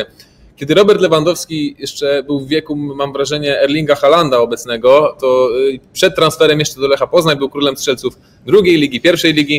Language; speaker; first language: Polish; native; Polish